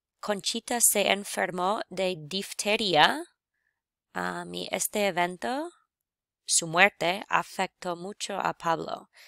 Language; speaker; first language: Spanish; non-native, fluent; English